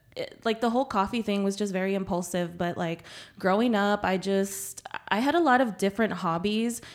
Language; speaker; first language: English; early bilingual, other home language; Spanish